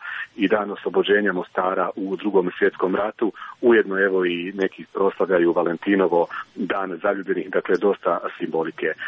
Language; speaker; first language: Croatian; native; Croatian